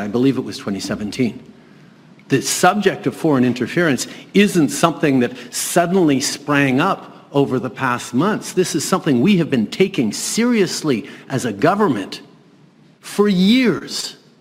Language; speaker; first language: English; early bilingual, other home language; French